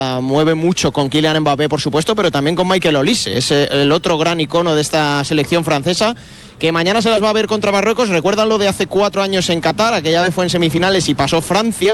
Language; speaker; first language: Spanish; native; Spanish